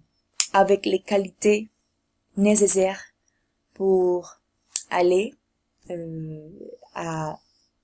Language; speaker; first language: French; non-native, learner; Spanish